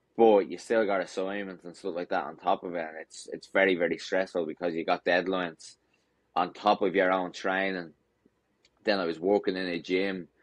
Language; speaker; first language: English; native; English